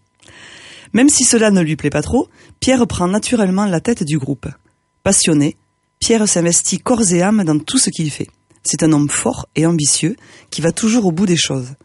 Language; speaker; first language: French; native; French